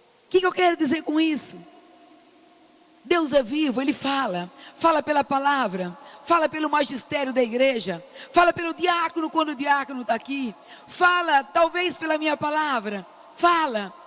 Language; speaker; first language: Portuguese; native; Portuguese